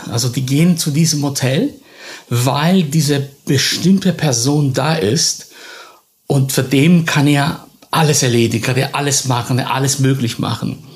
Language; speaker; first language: German; non-native, fluent; Italian